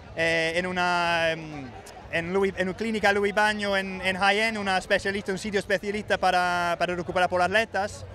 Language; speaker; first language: Spanish; non-native, fluent; English